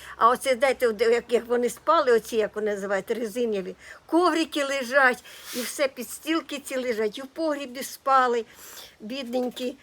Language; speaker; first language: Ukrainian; native; Ukrainian